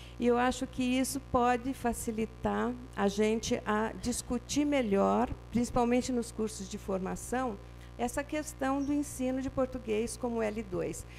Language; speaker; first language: Portuguese; native; Portuguese